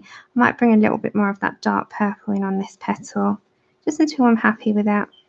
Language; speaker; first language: English; native; English